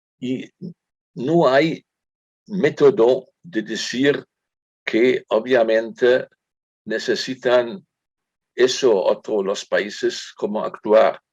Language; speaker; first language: Spanish; non-native, fluent; German